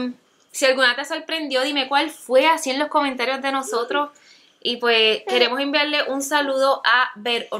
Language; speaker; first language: Spanish; native; Spanish